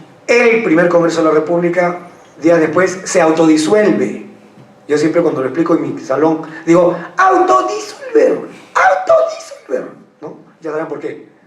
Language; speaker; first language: Spanish; native; Spanish